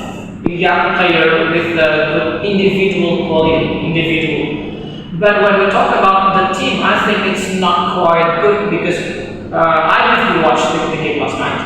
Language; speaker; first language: English; non-native, fluent; Indonesian